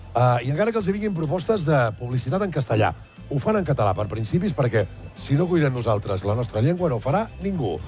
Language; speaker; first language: Catalan; native; Catalan